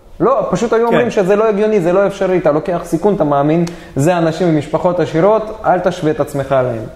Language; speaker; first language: Hebrew; native; Hebrew